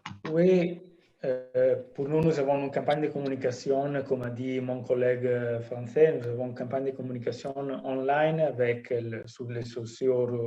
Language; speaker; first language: French; non-native, fluent; Italian